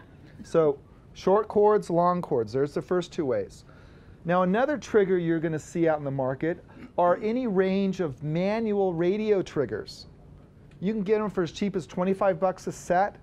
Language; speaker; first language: English; native; English